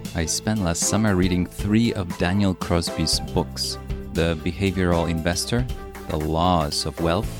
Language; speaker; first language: English; early bilingual, other home language; Polish